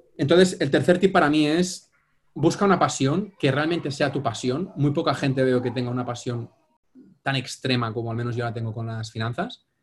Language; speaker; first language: Spanish; non-native, local second language; Catalan